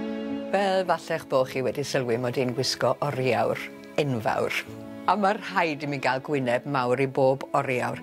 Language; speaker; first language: Welsh; native; Welsh